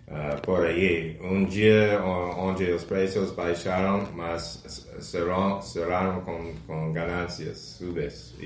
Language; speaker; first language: Portuguese; non-native, fluent; English